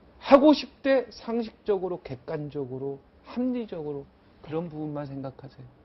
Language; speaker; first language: Korean; native; Korean